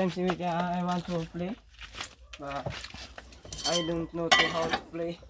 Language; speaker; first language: English; non-native, learner; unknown